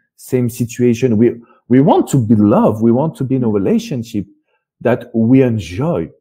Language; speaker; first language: English; non-native, fluent; French